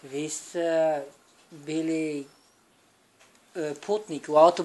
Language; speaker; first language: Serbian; non-native, learner; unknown